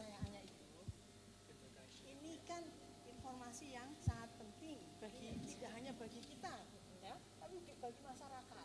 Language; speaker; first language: Indonesian; native; Indonesian